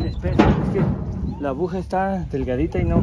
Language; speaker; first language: Spanish; native; Spanish